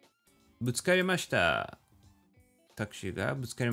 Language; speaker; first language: Japanese; non-native, learner; English